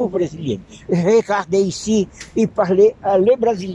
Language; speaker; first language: French; non-native, learner; Portuguese